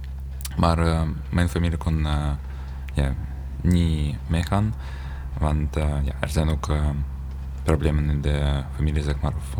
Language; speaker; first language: Dutch; non-native, learner; Ukrainian